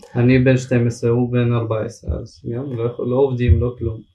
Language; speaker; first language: Hebrew; early bilingual, other home language; Ukrainian